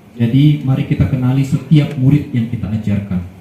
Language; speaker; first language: Indonesian; native; Indonesian